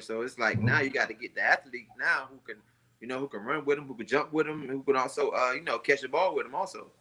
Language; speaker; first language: English; native; English